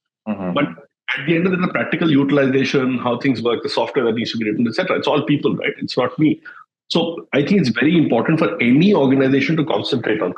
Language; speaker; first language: English; non-native, local second language; Hindi